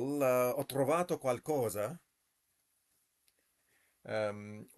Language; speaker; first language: Italian; non-native, learner; English